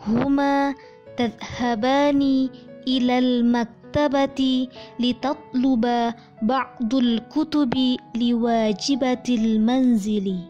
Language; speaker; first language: Arabic; non-native, learner; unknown